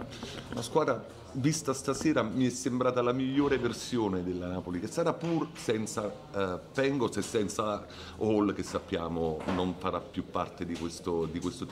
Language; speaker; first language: Italian; native; Italian